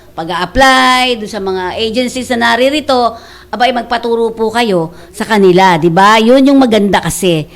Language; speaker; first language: Filipino; native; Filipino